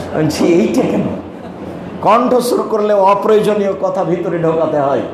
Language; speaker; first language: Bangla; native; Bangla